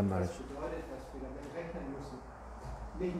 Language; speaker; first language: German; native; German